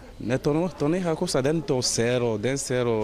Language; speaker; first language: Greek; non-native, fluent; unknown